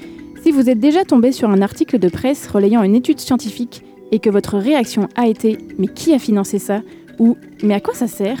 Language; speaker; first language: French; native; French